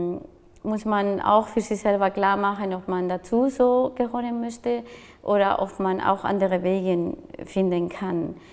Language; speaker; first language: German; non-native, fluent; Spanish